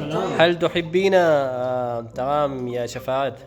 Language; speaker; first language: Arabic; non-native, learner; Urdu